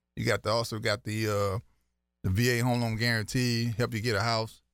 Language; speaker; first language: English; native; English